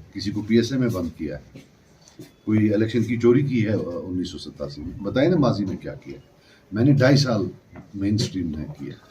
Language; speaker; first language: Urdu; non-native, local second language; Kashmiri